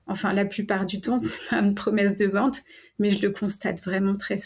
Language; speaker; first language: French; native; French